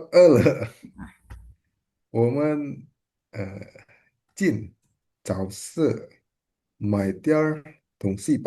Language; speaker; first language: Chinese; non-native, learner; Indonesian